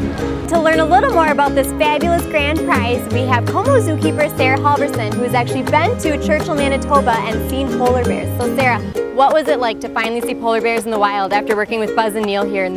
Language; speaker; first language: English; native; English